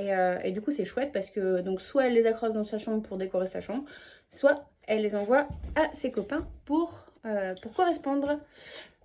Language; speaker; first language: French; native; French